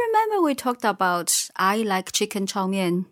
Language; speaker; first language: English; non-native, fluent; Chinese